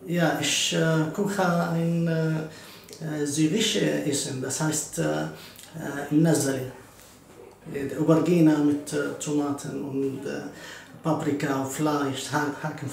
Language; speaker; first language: German; non-native, learner; Arabic